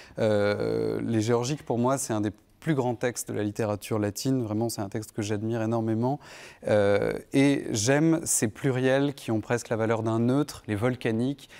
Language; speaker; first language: French; native; French